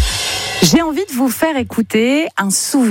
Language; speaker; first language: French; native; French